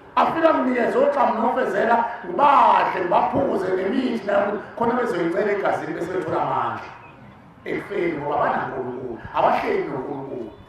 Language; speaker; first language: Zulu; native; Zulu